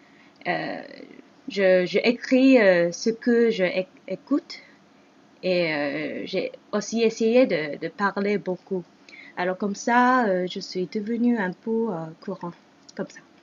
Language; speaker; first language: French; non-native, fluent; Japanese